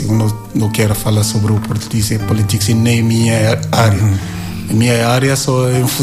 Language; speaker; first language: Portuguese; non-native, learner; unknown